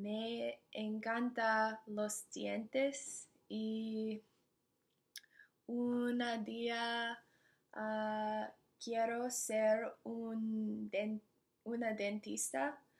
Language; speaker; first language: Spanish; non-native, learner; English